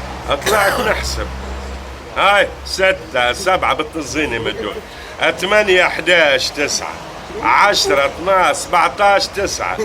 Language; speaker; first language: Arabic; native; Arabic